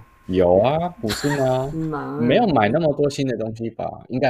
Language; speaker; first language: Chinese; early bilingual, heritage; Chinese